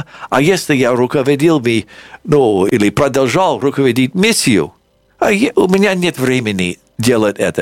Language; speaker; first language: Russian; non-native, fluent; English